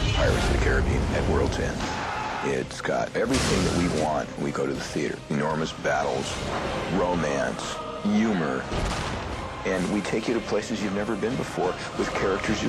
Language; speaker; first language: English; native; English